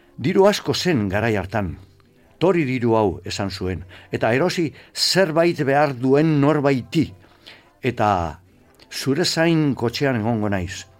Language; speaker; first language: Basque; non-native, local second language; Spanish